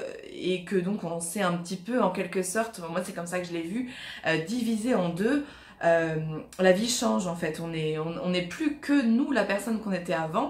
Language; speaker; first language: French; native; French